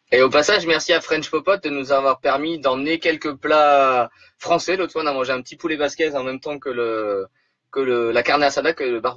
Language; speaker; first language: French; native; French